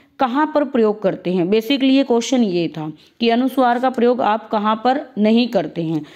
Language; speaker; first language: Hindi; native; Hindi